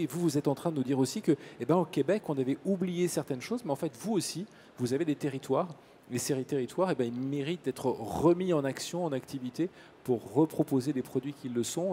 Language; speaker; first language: French; native; French